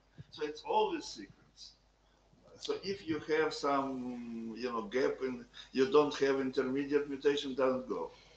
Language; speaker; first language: English; non-native, fluent; Russian